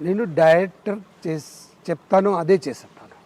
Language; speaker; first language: Telugu; non-native, learner; Marathi